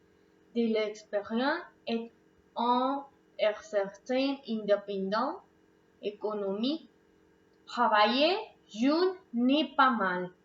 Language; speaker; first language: French; non-native, learner; Spanish